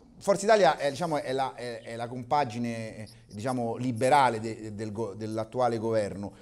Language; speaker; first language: Italian; native; Italian